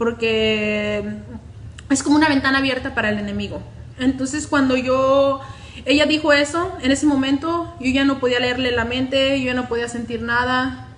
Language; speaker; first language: Spanish; native; Spanish